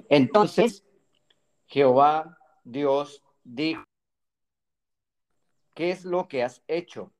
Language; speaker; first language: Spanish; non-native, learner; English